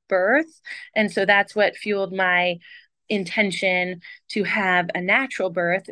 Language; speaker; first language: English; native; English